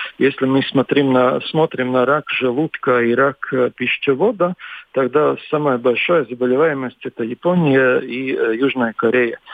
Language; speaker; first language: Russian; non-native, local second language; Latvian